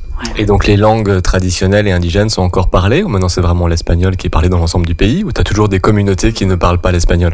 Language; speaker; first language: French; native; French